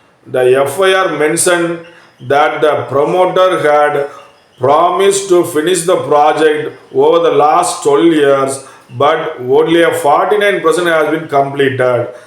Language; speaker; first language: English; non-native, local second language; Tamil